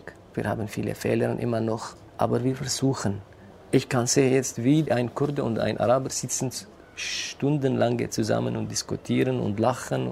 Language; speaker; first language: German; non-native, fluent; Kurdish